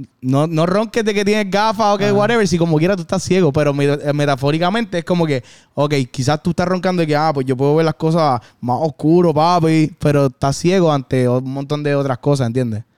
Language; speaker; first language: Spanish; native; Spanish